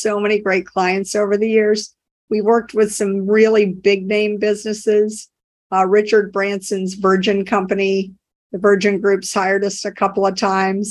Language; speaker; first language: English; native; English